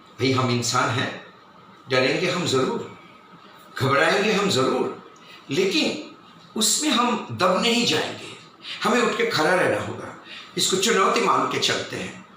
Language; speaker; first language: Hindi; non-native, local second language; Bangla